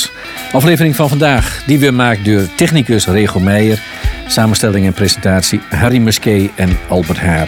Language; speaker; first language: Dutch; native; Dutch